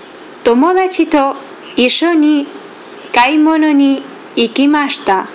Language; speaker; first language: Japanese; non-native, learner; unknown